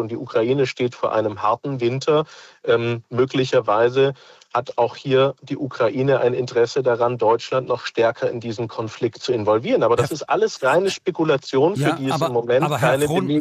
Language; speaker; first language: German; native; German